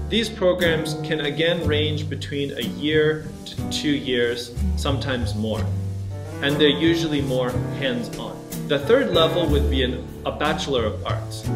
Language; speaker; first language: English; native; English